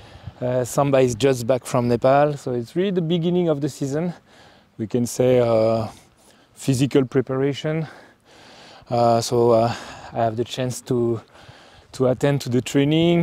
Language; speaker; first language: English; non-native, fluent; French